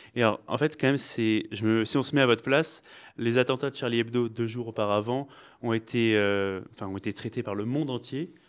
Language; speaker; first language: French; native; French